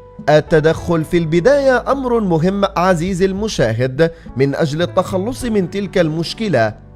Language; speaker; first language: Arabic; native; Arabic